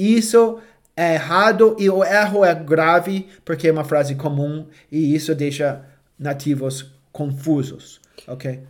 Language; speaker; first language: Portuguese; non-native, fluent; English